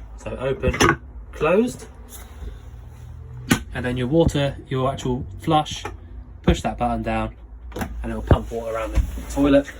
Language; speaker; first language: English; native; English